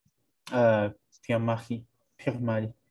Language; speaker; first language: French; non-native, learner; English